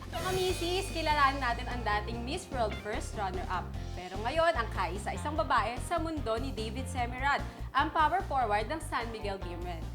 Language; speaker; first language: Filipino; native; Filipino